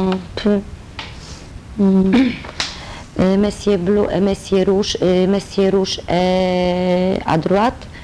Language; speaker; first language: French; non-native, learner; Polish